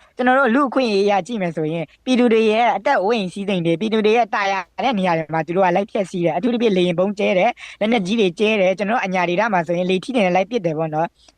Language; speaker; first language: Burmese; non-native, local second language; Kachin